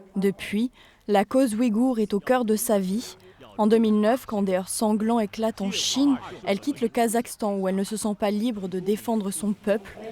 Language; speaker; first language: French; native; French